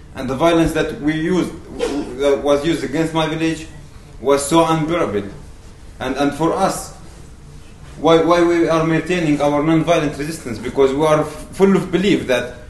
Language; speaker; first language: English; non-native, fluent; Arabic